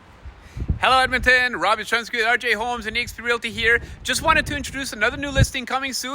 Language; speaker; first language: English; native; English